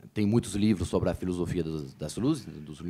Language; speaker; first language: Portuguese; native; Portuguese